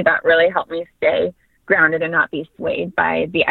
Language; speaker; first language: English; native; English